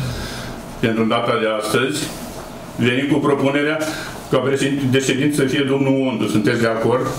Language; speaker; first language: Romanian; native; Romanian